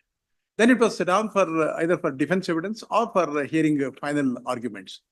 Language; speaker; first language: English; non-native, local second language; Kannada